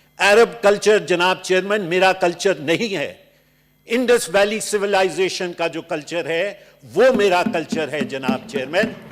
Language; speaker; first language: Urdu; native; Urdu